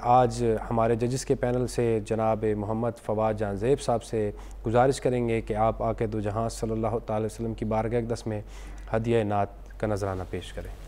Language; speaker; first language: Urdu; non-native, local second language; Pashto